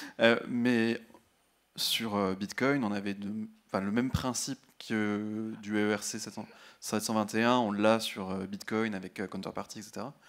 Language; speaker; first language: French; native; French